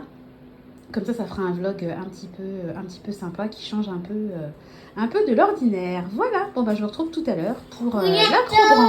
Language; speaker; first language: French; native; French